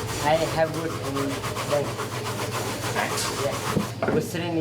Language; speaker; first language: English; non-native, learner; Arabic